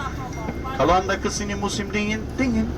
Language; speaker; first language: Indonesian; non-native, fluent; Turkish